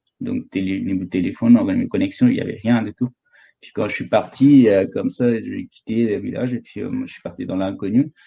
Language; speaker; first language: French; non-native, fluent; Sherpa